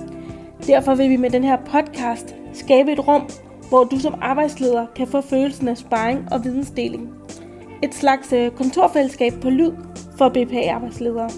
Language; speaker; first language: Danish; native; Danish